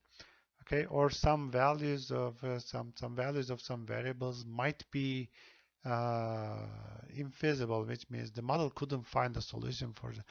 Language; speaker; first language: English; non-native, fluent; Turkish